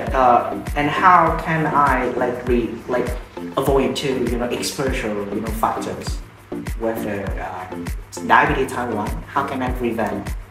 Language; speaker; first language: English; non-native, fluent; Vietnamese